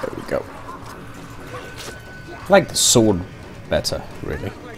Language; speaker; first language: English; non-native, fluent; Danish